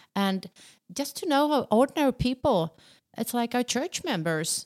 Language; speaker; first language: English; non-native, fluent; Swedish